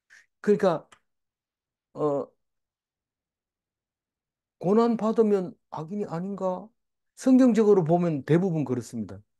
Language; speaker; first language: Korean; native; Korean